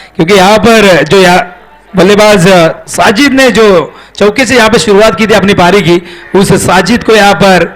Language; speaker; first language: Hindi; non-native, local second language; Marathi